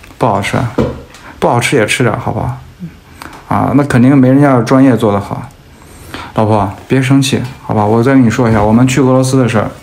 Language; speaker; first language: Chinese; native; Chinese